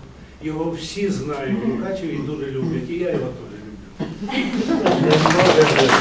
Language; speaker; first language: Ukrainian; native; Ukrainian